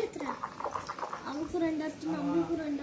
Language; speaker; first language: Tamil; native; Tamil